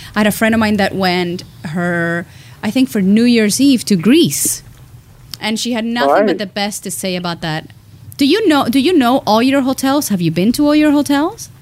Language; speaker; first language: English; early bilingual, other home language; Spanish